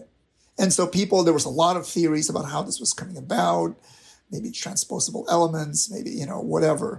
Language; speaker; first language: English; non-native, local second language; Filipino